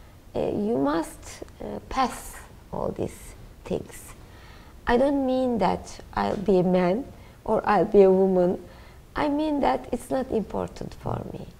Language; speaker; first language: English; non-native, learner; Turkish